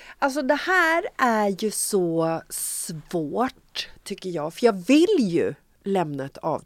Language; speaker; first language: Swedish; native; Swedish